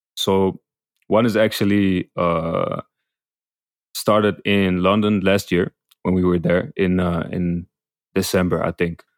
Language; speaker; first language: English; non-native, fluent; Dutch